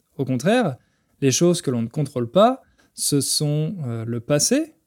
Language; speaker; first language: French; native; French